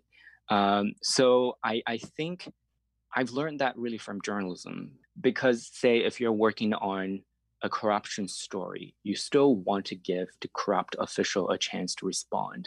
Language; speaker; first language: English; non-native, fluent; Chinese